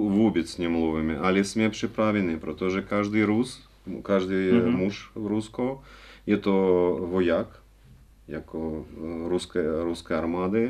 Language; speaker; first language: Czech; non-native, learner; Russian